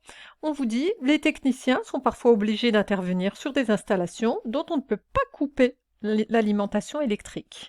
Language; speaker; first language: French; native; French